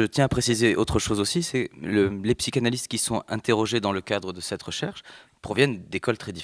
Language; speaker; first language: French; native; French